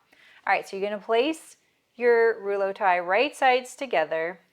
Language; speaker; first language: English; native; English